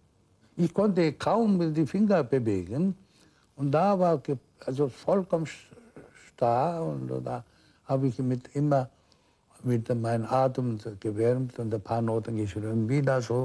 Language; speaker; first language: German; non-native, fluent; Korean